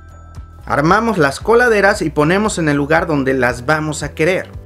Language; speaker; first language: Spanish; native; Spanish